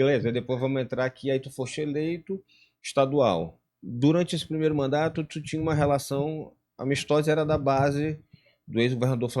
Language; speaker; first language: Portuguese; native; Portuguese